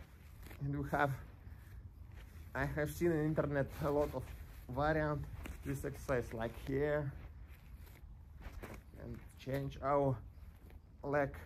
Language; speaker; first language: English; non-native, learner; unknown